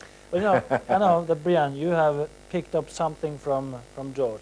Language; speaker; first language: English; non-native, fluent; Norwegian